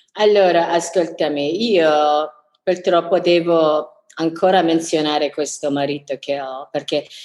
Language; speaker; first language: Italian; non-native, fluent; English